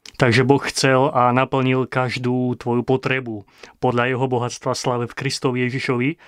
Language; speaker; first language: Slovak; native; Slovak